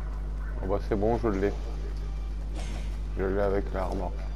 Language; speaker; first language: French; native; French